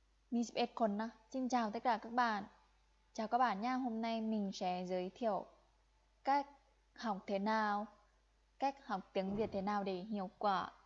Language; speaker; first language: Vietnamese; non-native, fluent; Lao